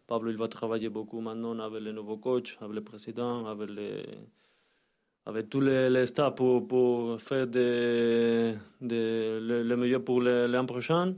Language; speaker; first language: French; non-native, learner; Spanish